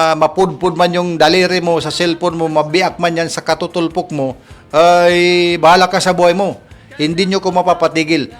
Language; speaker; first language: Filipino; non-native, local second language; Waray